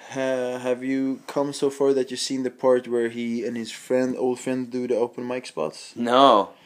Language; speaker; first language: English; non-native, fluent; Swedish